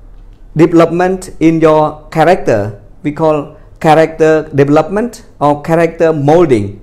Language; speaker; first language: English; non-native, fluent; Khmer